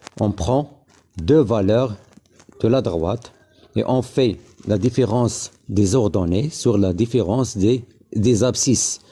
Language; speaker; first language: French; non-native, local second language; Arabic